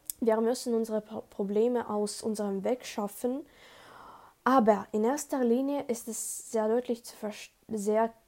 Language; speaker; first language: German; non-native, learner; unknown